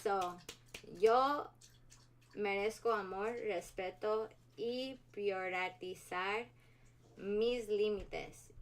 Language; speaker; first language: Spanish; early bilingual, heritage; Spanish